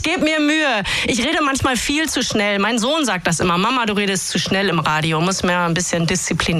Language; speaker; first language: German; native; German